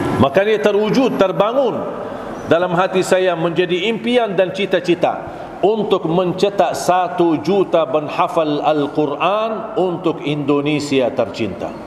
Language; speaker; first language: Malay; non-native, fluent; Arabic